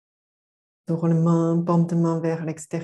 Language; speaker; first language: French; non-native, fluent; Chinese